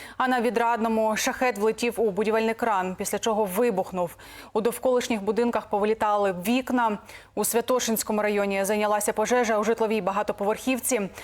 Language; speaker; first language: Ukrainian; native; Ukrainian